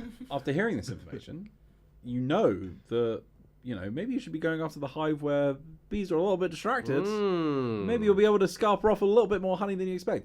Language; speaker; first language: English; native; English